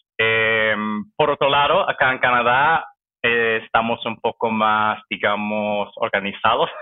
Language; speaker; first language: Spanish; non-native, fluent; English